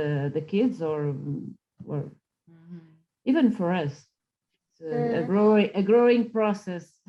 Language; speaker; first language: English; non-native, fluent; Portuguese